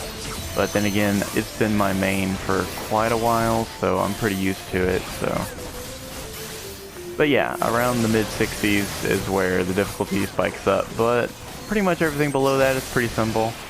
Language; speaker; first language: English; native; English